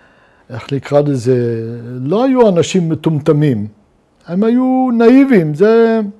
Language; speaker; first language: Hebrew; non-native, fluent; Luxembourgish